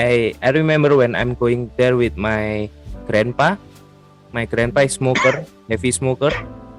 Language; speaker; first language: English; non-native, learner; Indonesian